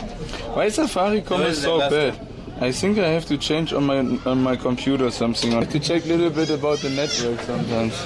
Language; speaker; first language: English; non-native, learner; German